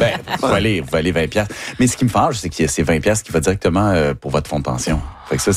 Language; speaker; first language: French; native; French